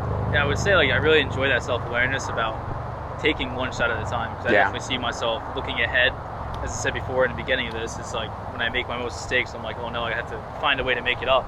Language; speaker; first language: English; native; English